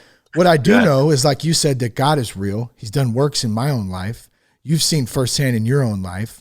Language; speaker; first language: English; native; English